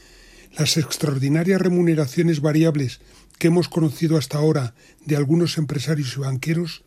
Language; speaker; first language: Spanish; native; Spanish